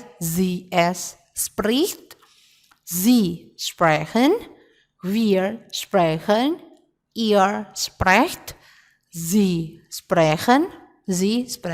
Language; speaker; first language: German; non-native, fluent; Indonesian